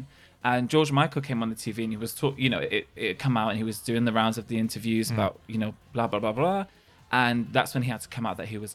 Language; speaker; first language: English; native; English